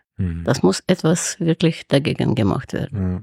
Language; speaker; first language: German; non-native, fluent; Russian